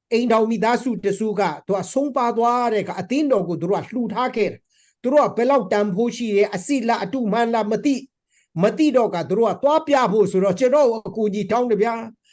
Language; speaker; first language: Burmese; non-native, local second language; Hakha Chin